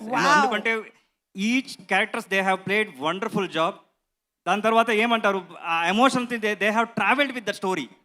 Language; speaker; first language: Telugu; non-native, learner; Kannada